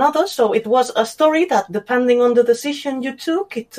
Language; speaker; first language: English; non-native, fluent; Spanish